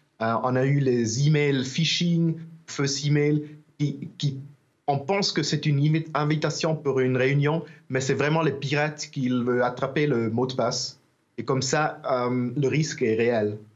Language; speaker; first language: French; non-native, learner; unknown